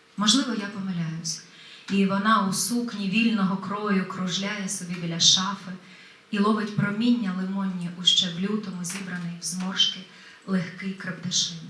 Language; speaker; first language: Ukrainian; native; Ukrainian